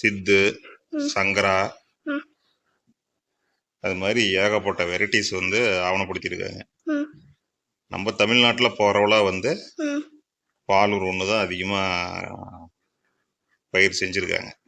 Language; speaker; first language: Tamil; native; Tamil